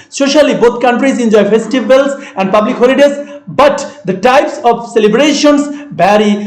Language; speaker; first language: English; non-native, local second language; Bangla